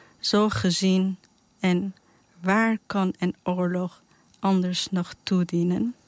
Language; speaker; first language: Dutch; non-native, fluent; Persian